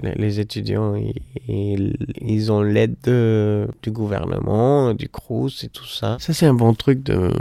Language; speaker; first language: French; non-native, fluent; Spanish